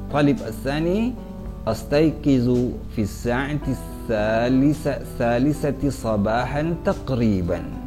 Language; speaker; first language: Arabic; non-native, fluent; Indonesian